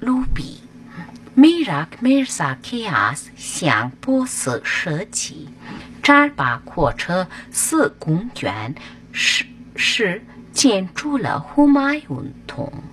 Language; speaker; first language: Chinese; non-native, learner; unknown